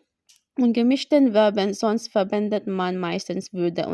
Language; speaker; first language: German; non-native, learner; Filipino